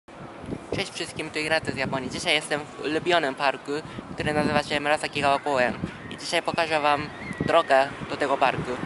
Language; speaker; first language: Polish; non-native, fluent; Japanese